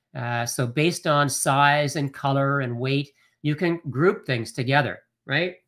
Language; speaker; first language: English; native; English